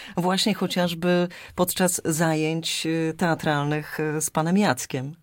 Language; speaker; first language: Polish; native; Polish